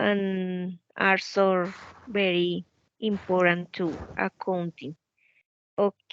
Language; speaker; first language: English; non-native, learner; Spanish